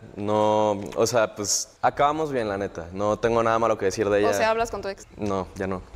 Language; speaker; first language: Spanish; native; Spanish